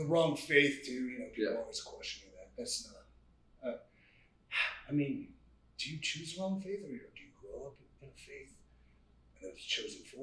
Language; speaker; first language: English; native; English